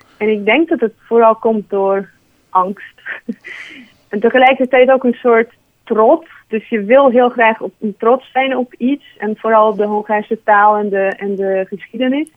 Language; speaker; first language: Dutch; non-native, fluent; Hungarian